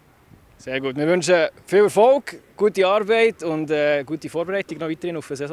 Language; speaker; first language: German; native; German